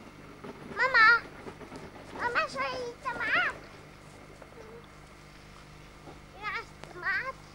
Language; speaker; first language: Icelandic; early bilingual, heritage; Icelandic